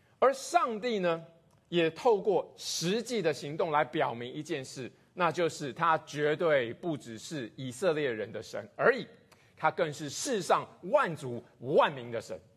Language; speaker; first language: Chinese; native; Chinese